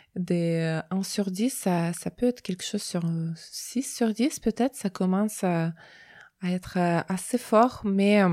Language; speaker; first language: French; non-native, fluent; Russian